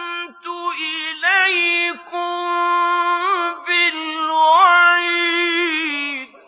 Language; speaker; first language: Arabic; native; Arabic